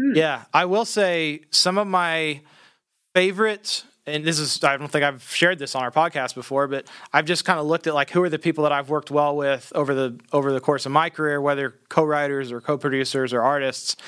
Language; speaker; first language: English; native; English